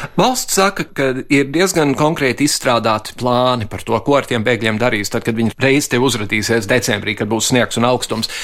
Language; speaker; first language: Latvian; early bilingual, heritage; Latvian